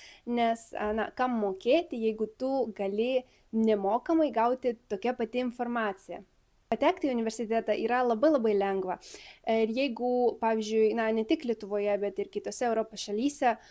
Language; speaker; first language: Lithuanian; early bilingual, other home language; Spanish